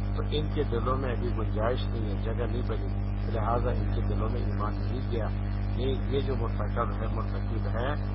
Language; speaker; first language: Urdu; non-native, local second language; Pashto